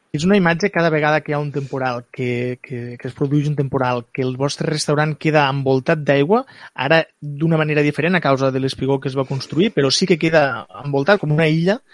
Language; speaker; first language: Catalan; native; Catalan